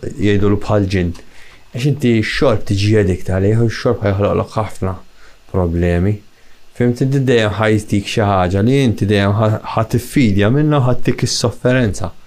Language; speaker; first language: Maltese; native; Maltese